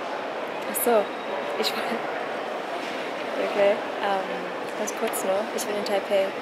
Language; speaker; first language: German; early bilingual, other home language; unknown